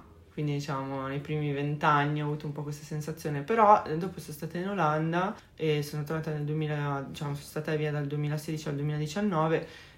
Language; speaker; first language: Italian; native; Italian